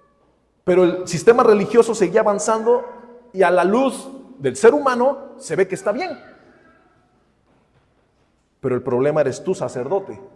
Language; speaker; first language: Spanish; native; Spanish